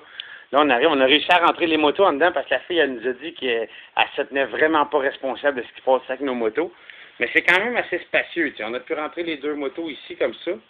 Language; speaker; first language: French; native; French